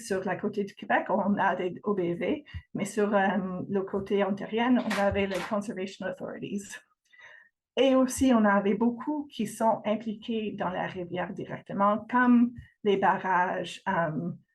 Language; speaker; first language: French; non-native, fluent; English